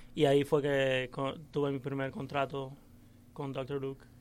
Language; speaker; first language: Spanish; early bilingual, heritage; English